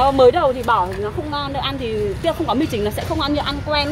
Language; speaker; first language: Vietnamese; native; Vietnamese